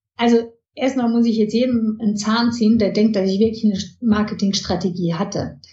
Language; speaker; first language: German; early bilingual, heritage; German